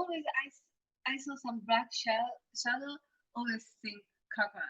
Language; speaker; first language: English; non-native, learner; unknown